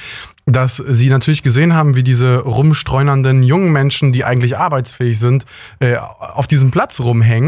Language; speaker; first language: German; native; German